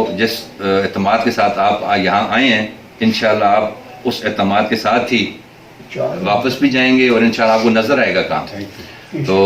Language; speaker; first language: Urdu; non-native, local second language; Northern Hindko